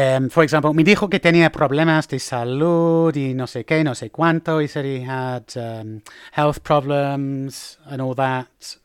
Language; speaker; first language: Spanish; non-native, fluent; English